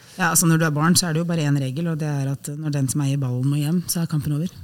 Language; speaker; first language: Norwegian; native; Norwegian